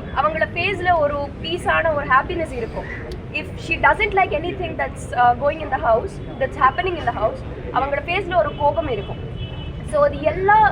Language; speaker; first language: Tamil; non-native, learner; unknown